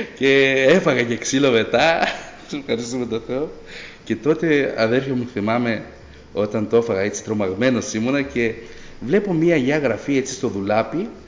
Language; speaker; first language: Greek; early bilingual, other home language; Albanian